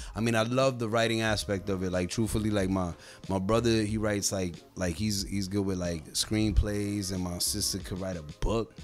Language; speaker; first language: English; native; English